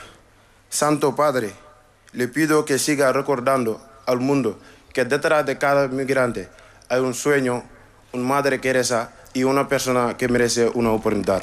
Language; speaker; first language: Spanish; non-native, learner; Wolof